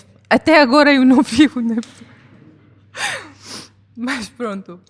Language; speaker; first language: Portuguese; non-native, fluent; Arabic